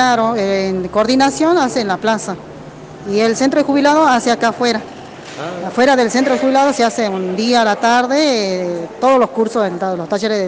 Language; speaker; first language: Spanish; native; Spanish